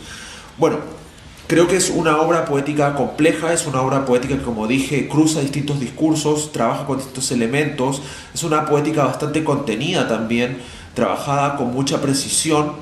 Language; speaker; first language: Spanish; native; Spanish